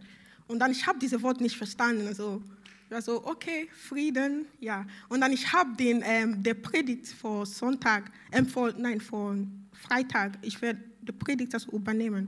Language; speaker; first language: German; non-native, learner; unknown